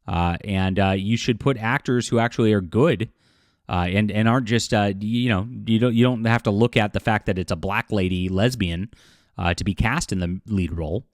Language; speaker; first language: English; native; English